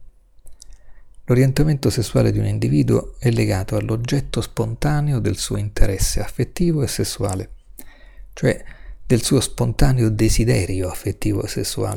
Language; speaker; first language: Italian; native; Italian